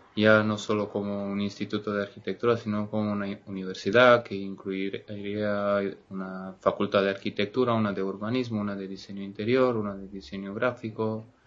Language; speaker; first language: Spanish; non-native, fluent; Romanian